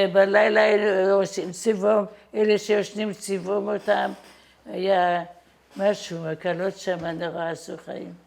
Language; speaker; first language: Hebrew; non-native, fluent; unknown